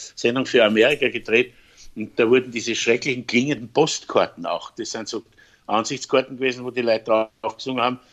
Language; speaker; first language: German; native; German